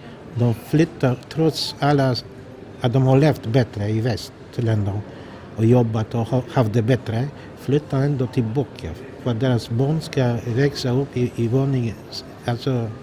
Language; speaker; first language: Swedish; non-native, fluent; Polish